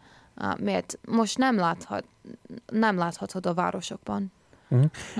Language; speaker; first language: Hungarian; early bilingual, heritage; English